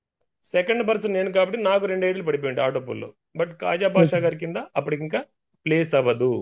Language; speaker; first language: Telugu; native; Telugu